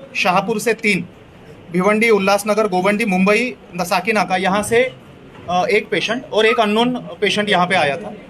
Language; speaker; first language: Hindi; non-native, local second language; Marathi